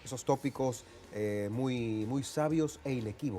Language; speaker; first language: Spanish; native; Spanish